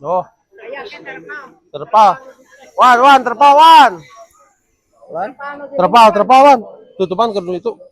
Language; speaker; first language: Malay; non-native, local second language; Sundanese